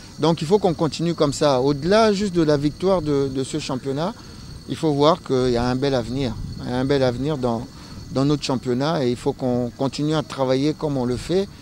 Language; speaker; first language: French; non-native, local second language; Lingala